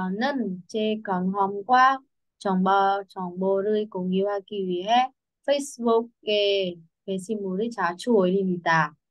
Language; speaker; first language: Korean; non-native, learner; Vietnamese